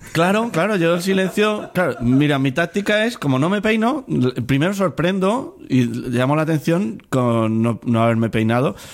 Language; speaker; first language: Spanish; native; Spanish